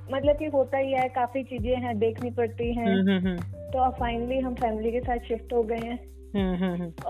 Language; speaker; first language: Hindi; native; Hindi